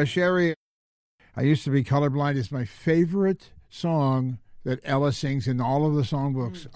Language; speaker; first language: English; native; English